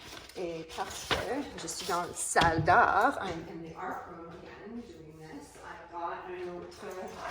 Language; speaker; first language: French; non-native, learner; English